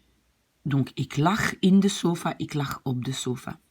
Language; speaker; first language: Dutch; non-native, fluent; French